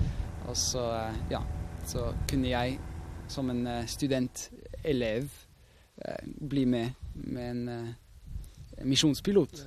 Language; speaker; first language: Norwegian; non-native, fluent; Swiss German